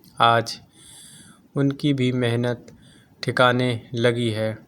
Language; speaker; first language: Hindi; native; Hindi